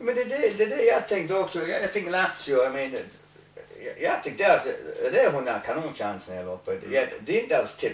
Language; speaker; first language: Swedish; non-native, learner; English